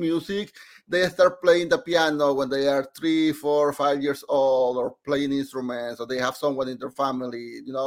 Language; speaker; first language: English; non-native, fluent; Spanish